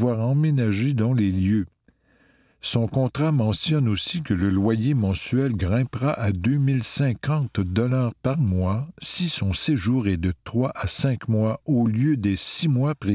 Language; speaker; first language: French; native; French